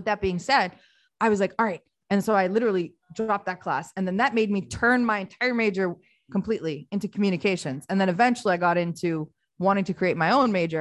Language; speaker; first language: English; early bilingual, other home language; Albanian